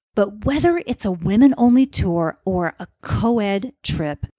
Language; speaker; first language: English; native; English